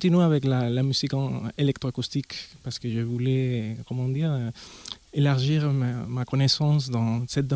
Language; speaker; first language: French; non-native, fluent; Spanish